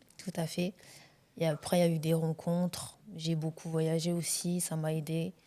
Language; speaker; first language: French; early bilingual, other home language; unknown